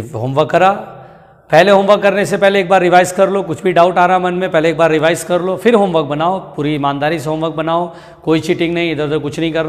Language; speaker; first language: Hindi; native; Hindi